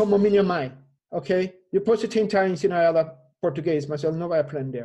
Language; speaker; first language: Portuguese; non-native, fluent; English